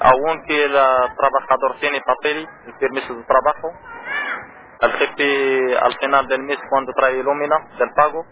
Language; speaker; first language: Spanish; non-native, learner; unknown